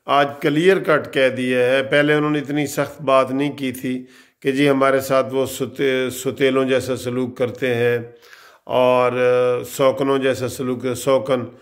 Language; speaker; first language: Urdu; native; Urdu